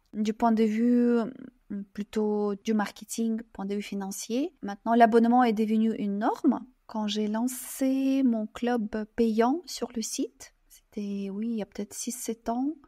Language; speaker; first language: French; non-native, fluent; Russian